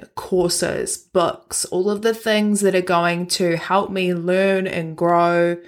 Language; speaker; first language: English; native; English